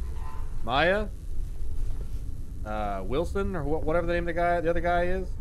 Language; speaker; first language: English; native; English